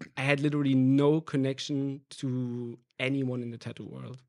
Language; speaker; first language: English; non-native, fluent; German